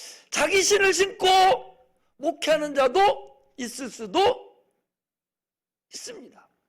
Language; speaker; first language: Korean; native; Korean